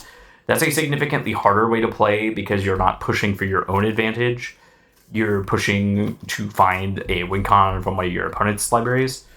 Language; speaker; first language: English; native; English